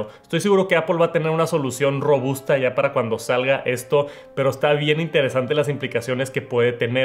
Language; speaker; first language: Spanish; native; Spanish